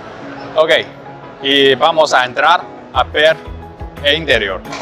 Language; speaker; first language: Spanish; non-native, learner; Chinese